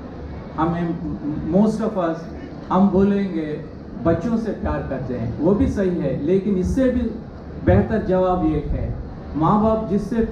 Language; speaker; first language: Hindi; non-native, local second language; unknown